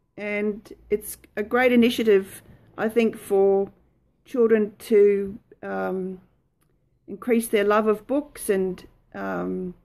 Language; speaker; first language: English; native; English